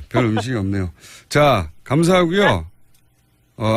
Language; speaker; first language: Korean; native; Korean